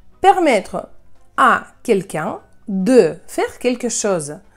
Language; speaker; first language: French; non-native, fluent; Russian